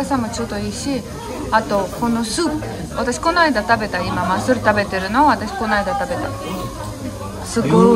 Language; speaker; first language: Japanese; non-native, fluent; Romanian